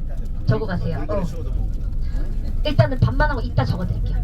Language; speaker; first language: Korean; native; Korean